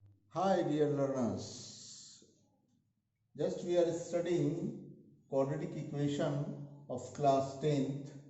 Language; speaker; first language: English; non-native, local second language; Hindi